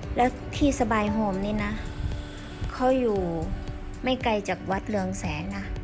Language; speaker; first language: Thai; native; Thai